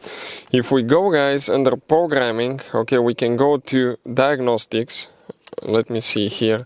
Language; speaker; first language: English; non-native, fluent; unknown